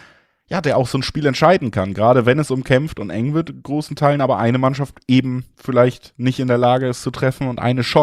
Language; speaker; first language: German; native; German